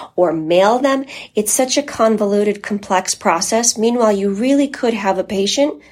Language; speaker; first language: English; early bilingual, other home language; Polish